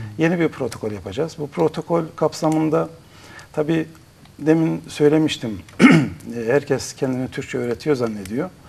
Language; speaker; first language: Turkish; native; Turkish